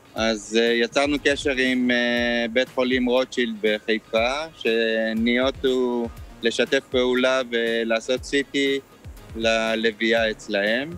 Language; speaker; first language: Hebrew; native; Hebrew